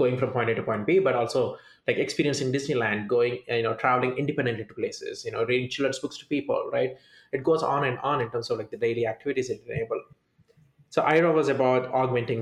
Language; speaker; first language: English; non-native, local second language; Telugu